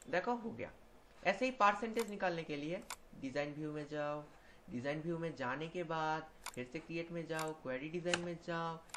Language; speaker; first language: Hindi; non-native, local second language; Bangla